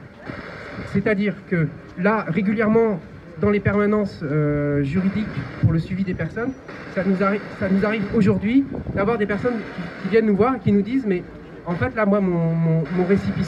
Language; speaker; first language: French; native; French